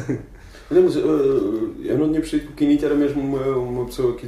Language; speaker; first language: Portuguese; native; Portuguese